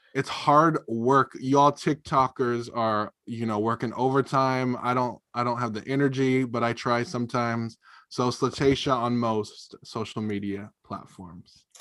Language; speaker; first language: English; native; English